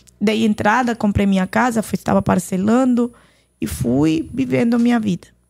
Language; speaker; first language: Portuguese; non-native, fluent; Arabic